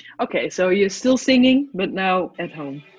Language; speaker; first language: English; non-native, fluent; Dutch